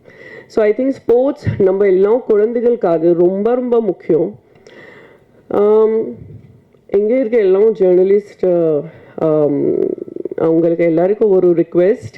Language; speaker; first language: Tamil; non-native, fluent; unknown